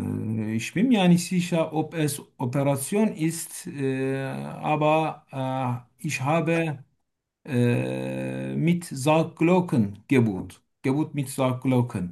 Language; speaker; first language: German; non-native, learner; Turkish